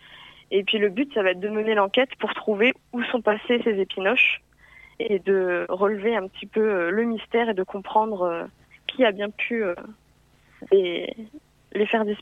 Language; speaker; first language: French; native; French